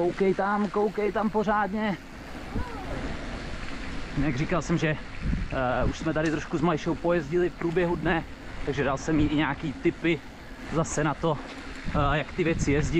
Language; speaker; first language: Czech; native; Czech